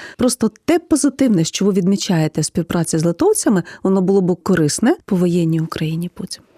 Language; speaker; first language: Ukrainian; native; Ukrainian